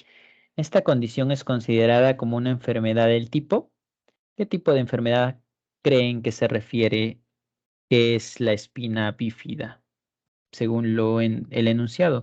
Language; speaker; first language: Spanish; native; Spanish